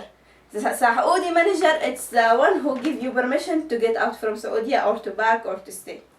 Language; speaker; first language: English; non-native, learner; Arabic